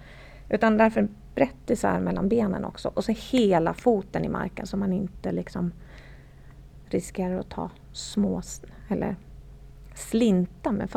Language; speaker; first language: Swedish; native; Swedish